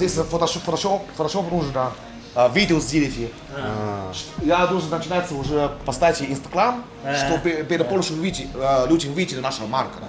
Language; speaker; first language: Russian; non-native, learner; Chinese